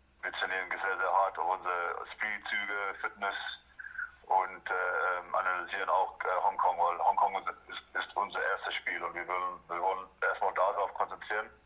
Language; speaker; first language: German; non-native, fluent; Afrikaans